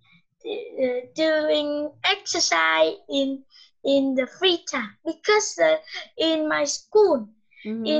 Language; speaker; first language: English; non-native, learner; Vietnamese